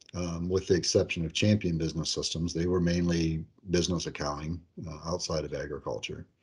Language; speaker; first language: English; native; English